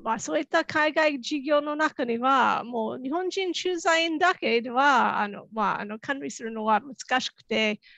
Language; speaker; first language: Japanese; non-native, fluent; English